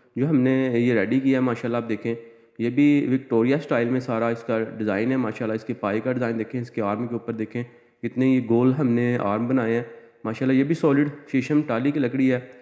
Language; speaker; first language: Urdu; non-native, local second language; Punjabi